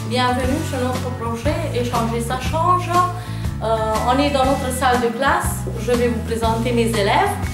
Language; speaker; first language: French; non-native, fluent; Romanian